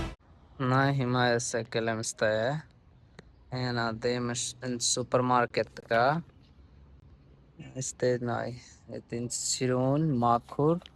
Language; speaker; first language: Armenian; non-native, learner; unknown